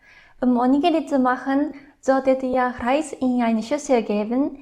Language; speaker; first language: German; non-native, fluent; Japanese